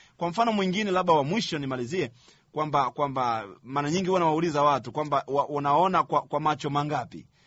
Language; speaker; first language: Swahili; native; Swahili